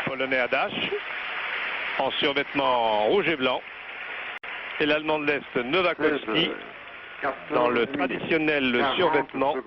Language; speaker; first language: French; native; French